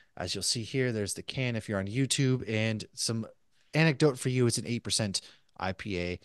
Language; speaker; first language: English; native; English